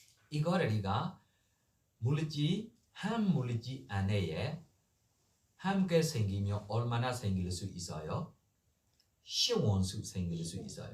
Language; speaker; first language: Korean; non-native, learner; Burmese